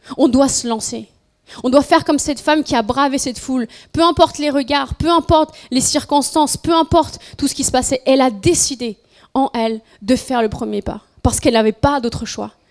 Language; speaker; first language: French; non-native, fluent; Spanish